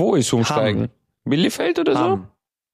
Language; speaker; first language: German; native; German